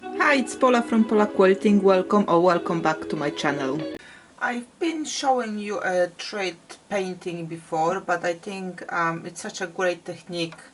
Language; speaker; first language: English; non-native, fluent; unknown